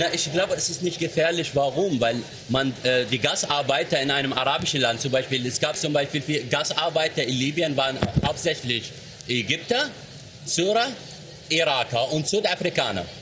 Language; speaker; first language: German; non-native, fluent; Arabic